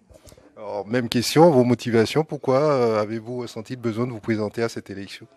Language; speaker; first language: French; native; French